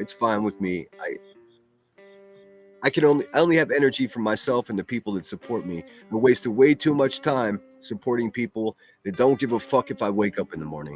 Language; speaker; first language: English; native; English